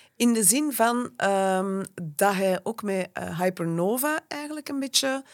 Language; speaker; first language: Dutch; native; Dutch